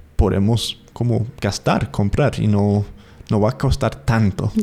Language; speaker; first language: Spanish; non-native, fluent; English